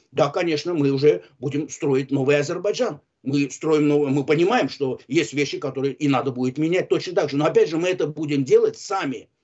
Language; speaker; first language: Russian; non-native, local second language; Azerbaijani